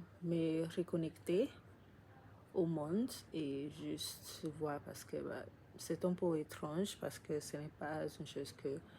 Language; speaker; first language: French; non-native, learner; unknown